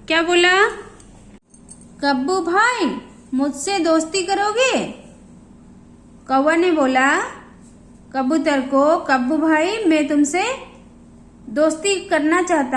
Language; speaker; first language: Hindi; non-native, local second language; Odia